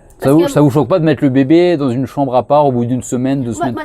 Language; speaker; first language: French; native; French